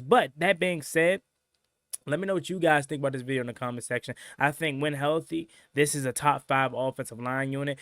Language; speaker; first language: English; native; English